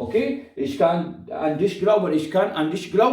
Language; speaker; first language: German; non-native, learner; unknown